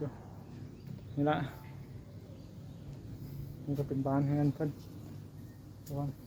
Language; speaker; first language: Thai; non-native, local second language; Northeastern Thai